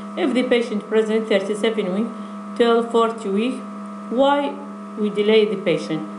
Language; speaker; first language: English; non-native, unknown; Arabic